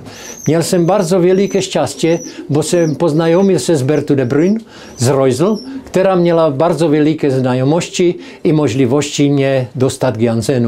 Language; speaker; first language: Polish; non-native, learner; Czech